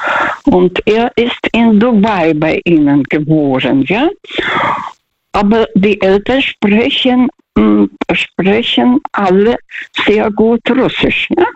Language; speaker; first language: German; non-native, fluent; Russian